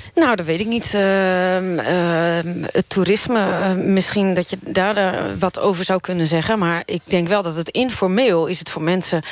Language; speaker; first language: Dutch; non-native, local second language; Western Frisian